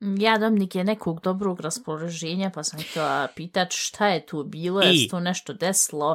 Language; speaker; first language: Bosnian; native; Bosnian